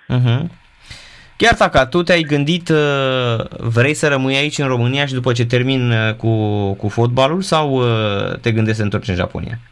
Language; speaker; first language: Romanian; native; Romanian